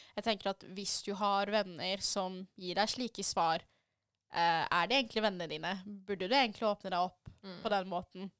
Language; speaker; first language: Norwegian; early bilingual, other home language; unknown